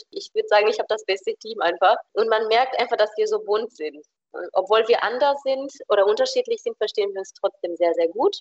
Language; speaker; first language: German; non-native, fluent; Romanian